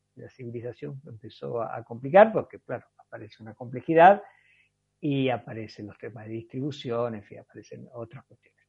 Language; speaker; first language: Spanish; native; Spanish